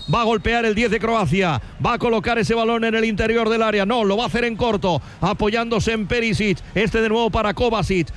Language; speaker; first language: Spanish; native; Spanish